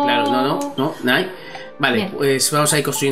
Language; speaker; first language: Spanish; native; Spanish